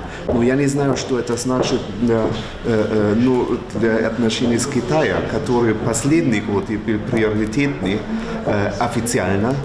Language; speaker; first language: Russian; non-native, fluent; German